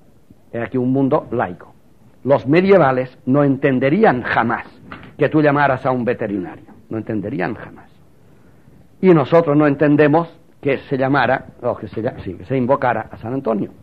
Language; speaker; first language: Spanish; native; Spanish